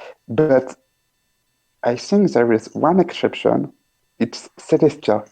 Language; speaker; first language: English; non-native, learner; French